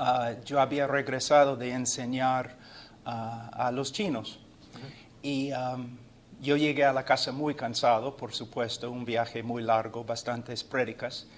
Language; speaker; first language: Spanish; non-native, fluent; English